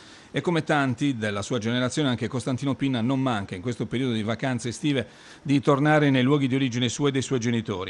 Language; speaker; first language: Italian; native; Italian